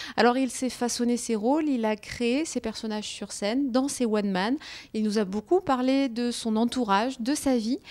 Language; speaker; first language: French; native; French